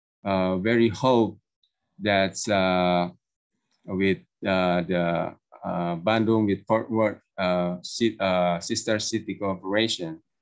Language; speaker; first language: English; non-native, learner; Indonesian